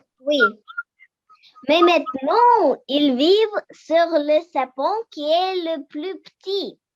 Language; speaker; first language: French; non-native, learner; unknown